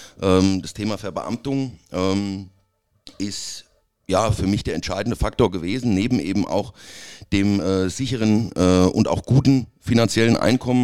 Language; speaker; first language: German; native; German